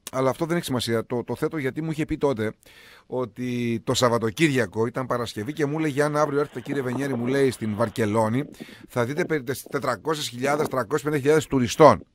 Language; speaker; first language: Greek; native; Greek